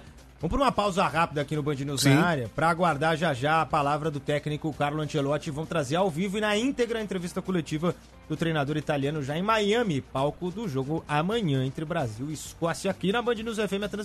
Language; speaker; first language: Portuguese; native; Portuguese